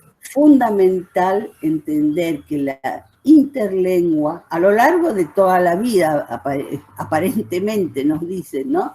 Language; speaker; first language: Spanish; native; Spanish